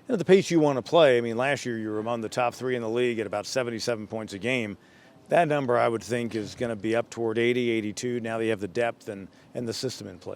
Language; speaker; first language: English; native; English